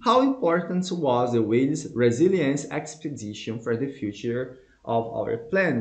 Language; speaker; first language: English; non-native, fluent; Portuguese